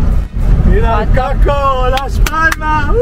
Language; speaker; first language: Spanish; non-native, fluent; Italian